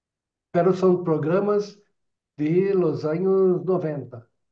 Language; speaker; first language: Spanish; non-native, fluent; Portuguese